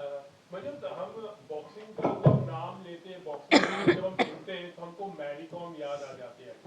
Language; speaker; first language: Hindi; native; Hindi